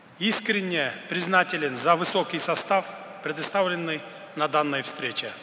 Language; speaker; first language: Russian; non-native, local second language; Kyrgyz